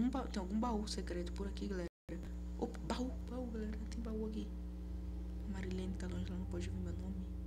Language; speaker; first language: Portuguese; native; Portuguese